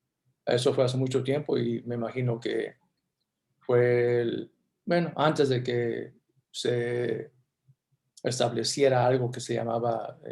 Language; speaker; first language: Spanish; early bilingual, heritage; Spanish